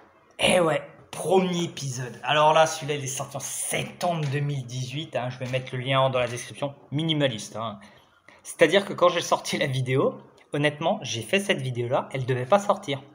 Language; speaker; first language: French; native; French